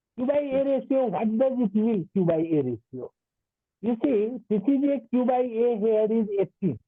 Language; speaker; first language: English; non-native, local second language; Nepali